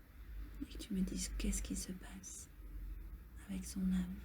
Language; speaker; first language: French; native; French